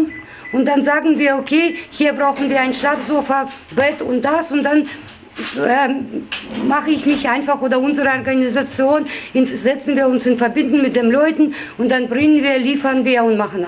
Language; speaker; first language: German; non-native, fluent; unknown